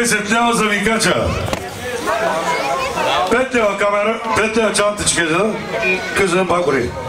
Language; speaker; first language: Bulgarian; non-native, local second language; Turkish